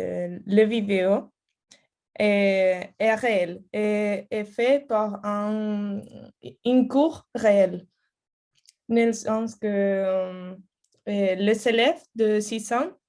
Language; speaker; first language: French; non-native, learner; Spanish